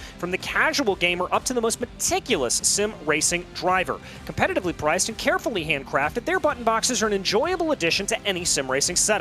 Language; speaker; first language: English; native; English